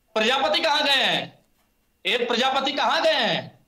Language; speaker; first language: Hindi; native; Hindi